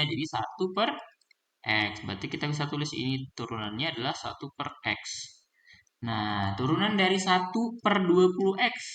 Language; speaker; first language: Indonesian; native; Indonesian